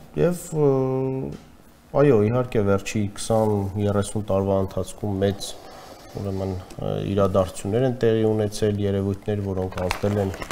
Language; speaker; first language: Armenian; native; Armenian